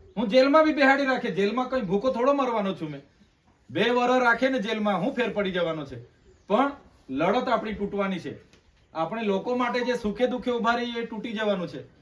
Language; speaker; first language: Gujarati; native; Gujarati